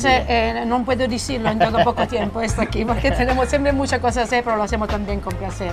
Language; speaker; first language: Spanish; non-native, fluent; Italian